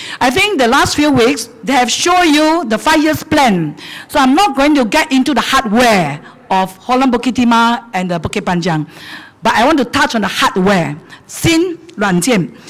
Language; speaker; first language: English; non-native, local second language; Chinese